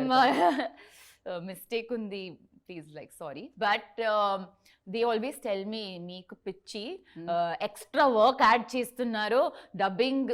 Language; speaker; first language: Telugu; non-native, learner; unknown